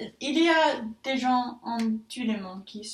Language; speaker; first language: French; non-native, learner; English